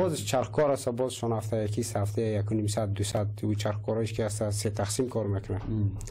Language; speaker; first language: Persian; native; Persian